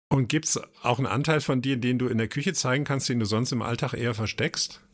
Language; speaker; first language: German; native; German